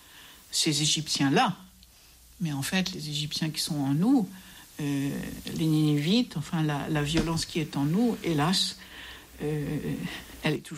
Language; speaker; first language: French; native; French